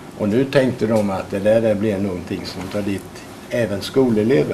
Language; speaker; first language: Swedish; native; Swedish